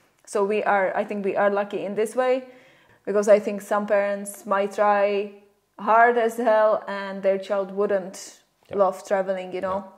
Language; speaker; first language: English; non-native, fluent; Czech